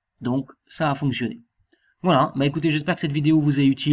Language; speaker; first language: French; native; French